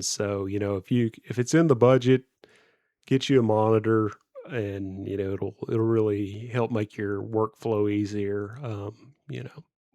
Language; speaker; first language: English; native; English